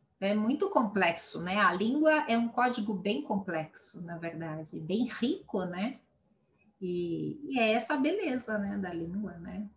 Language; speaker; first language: Portuguese; native; Portuguese